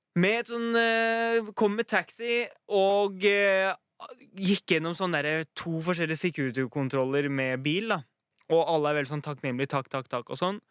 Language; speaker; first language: Norwegian; early bilingual, other home language; Arabic